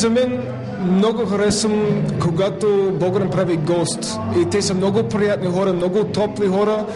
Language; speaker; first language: Bulgarian; non-native, learner; English